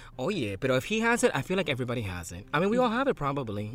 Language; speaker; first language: English; early bilingual, other home language; Spanish